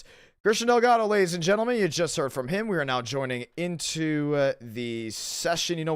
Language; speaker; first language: English; native; English